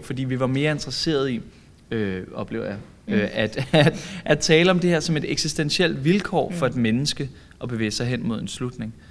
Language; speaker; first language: Danish; native; Danish